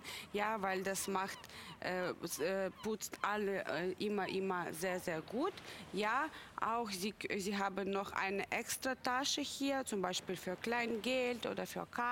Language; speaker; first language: German; non-native, learner; Russian